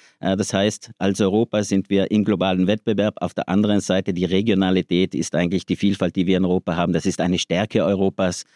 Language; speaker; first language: German; native; German